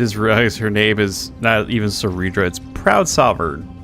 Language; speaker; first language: English; native; English